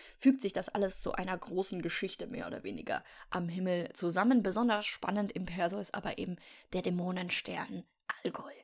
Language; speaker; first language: German; native; German